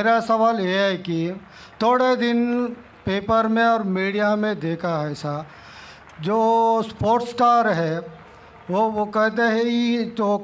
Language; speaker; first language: Hindi; non-native, local second language; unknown